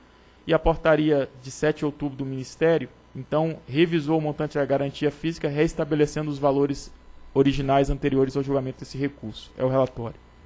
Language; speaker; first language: Portuguese; native; Portuguese